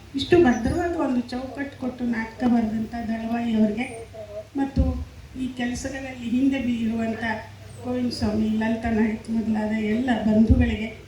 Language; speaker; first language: Kannada; native; Kannada